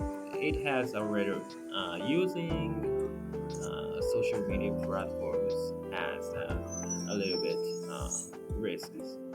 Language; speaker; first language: English; non-native, learner; Japanese